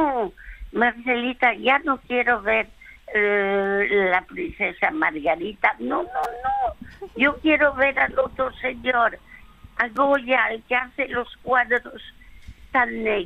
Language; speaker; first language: Spanish; early bilingual, other home language; French